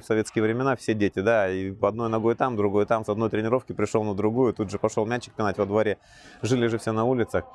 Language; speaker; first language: Russian; native; Russian